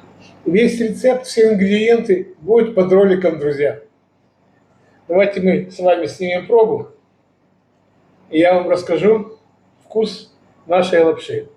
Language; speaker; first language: Russian; native; Russian